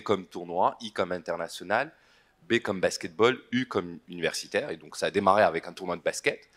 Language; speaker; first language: French; non-native, local second language; Arabic